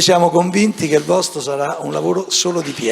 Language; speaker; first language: Italian; native; Italian